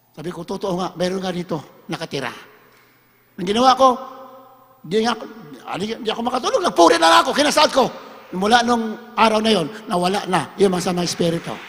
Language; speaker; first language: Filipino; non-native, local second language; Hiligaynon